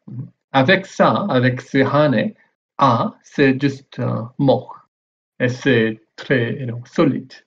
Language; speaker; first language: French; non-native, learner; Korean